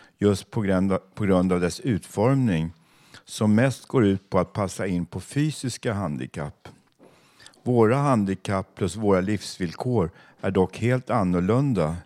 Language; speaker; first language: Swedish; native; Swedish